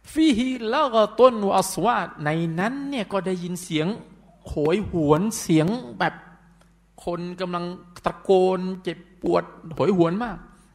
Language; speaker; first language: Thai; non-native, local second language; Pattani Malay